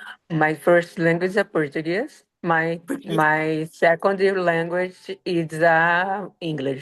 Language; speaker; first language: English; non-native, learner; Portuguese